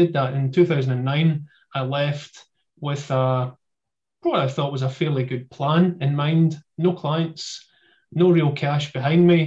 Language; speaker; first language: English; native; English